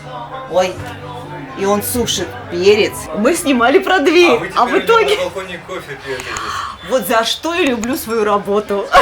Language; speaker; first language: Russian; native; Russian